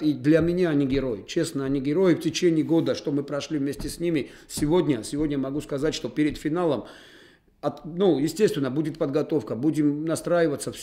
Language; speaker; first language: Russian; native; Russian